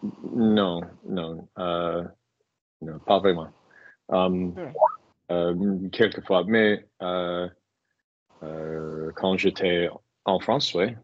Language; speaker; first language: French; non-native, fluent; English